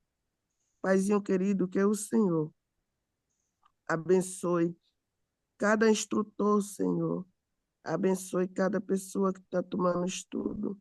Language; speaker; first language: Portuguese; native; Portuguese